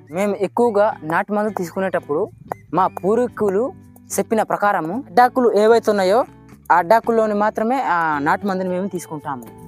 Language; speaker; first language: Telugu; non-native, local second language; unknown